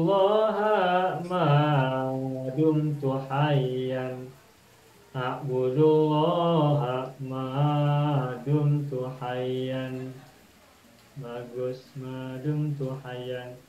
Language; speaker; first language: Arabic; non-native, fluent; Indonesian